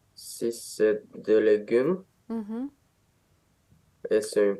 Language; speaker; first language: French; non-native, learner; Romanian